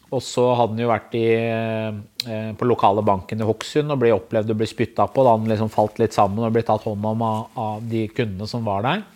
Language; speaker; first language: Norwegian; native; Norwegian